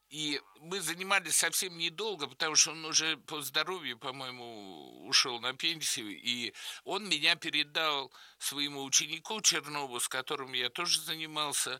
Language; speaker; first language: Russian; native; Russian